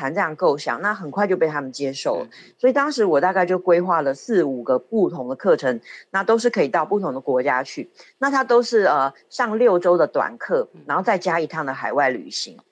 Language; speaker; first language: Chinese; native; Chinese